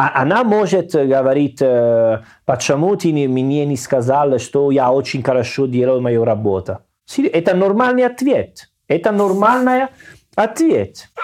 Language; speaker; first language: Russian; non-native, learner; Italian